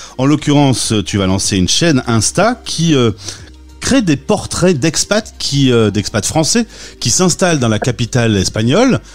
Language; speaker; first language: French; native; French